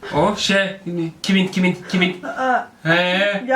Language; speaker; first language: Turkish; non-native, learner; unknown